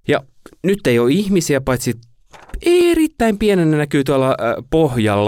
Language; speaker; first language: Finnish; native; Finnish